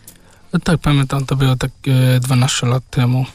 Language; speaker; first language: Polish; non-native, learner; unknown